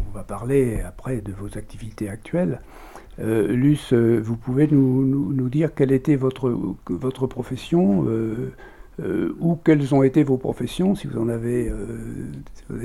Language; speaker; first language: French; native; French